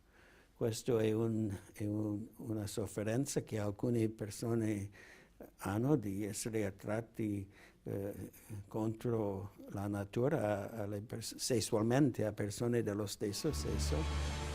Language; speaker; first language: Italian; non-native, fluent; English